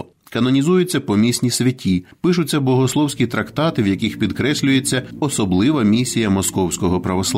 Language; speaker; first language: Ukrainian; native; Ukrainian